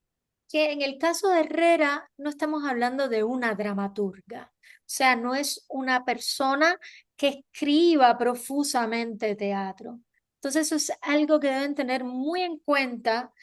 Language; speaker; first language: Spanish; native; Spanish